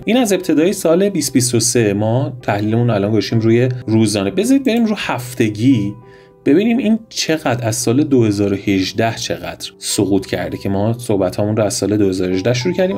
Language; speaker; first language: Persian; native; Persian